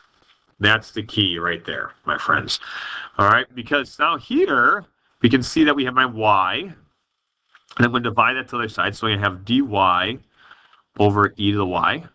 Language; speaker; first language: English; native; English